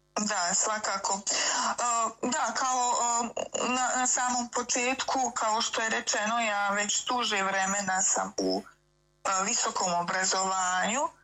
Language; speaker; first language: Croatian; native; Croatian